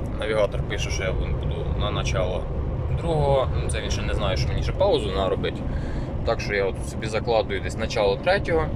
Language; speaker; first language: Ukrainian; native; Ukrainian